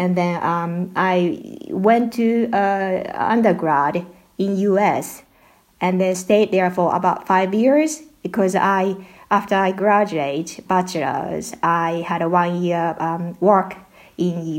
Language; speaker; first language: English; non-native, learner; Japanese